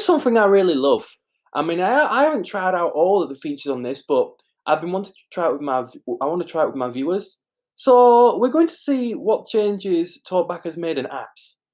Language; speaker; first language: English; native; English